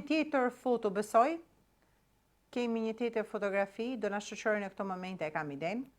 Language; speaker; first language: Albanian; native; Albanian